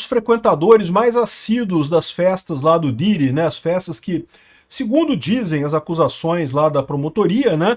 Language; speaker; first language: Portuguese; native; Portuguese